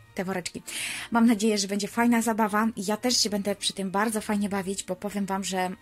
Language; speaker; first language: Polish; non-native, fluent; Ukrainian